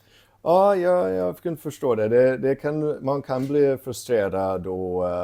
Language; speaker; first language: Swedish; non-native, fluent; English